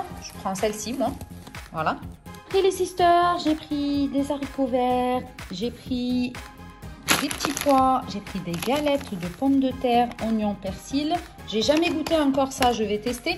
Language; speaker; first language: French; native; French